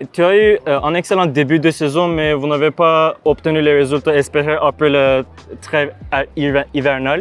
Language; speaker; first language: French; non-native, learner; Turkish